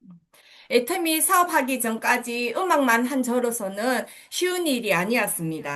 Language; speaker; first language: Korean; native; Korean